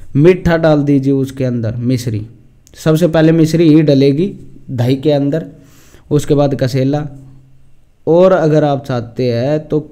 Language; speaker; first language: Hindi; native; Hindi